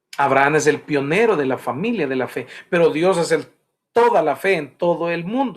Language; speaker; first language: Spanish; native; Spanish